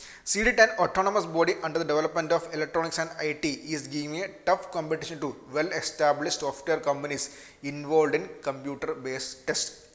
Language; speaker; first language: English; non-native, local second language; Malayalam